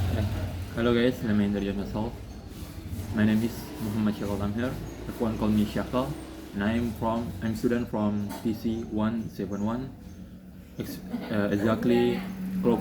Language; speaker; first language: English; non-native, learner; Indonesian